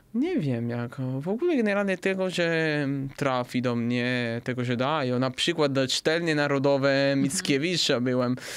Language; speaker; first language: Polish; non-native, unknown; Italian